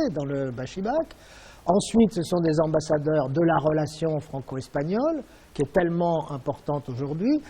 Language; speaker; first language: French; native; French